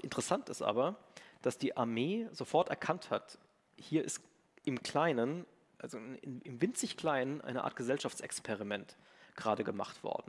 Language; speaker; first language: German; native; German